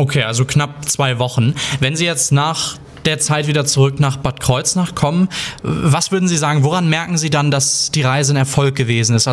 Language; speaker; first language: German; native; German